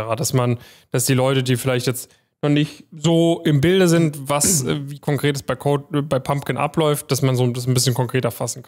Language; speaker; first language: German; native; German